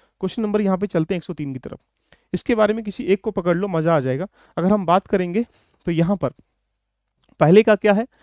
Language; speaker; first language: Hindi; native; Hindi